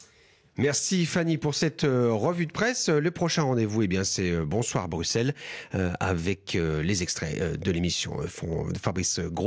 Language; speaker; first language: French; native; French